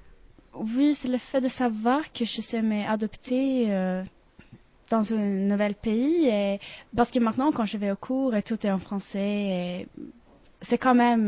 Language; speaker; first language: French; non-native, fluent; Swedish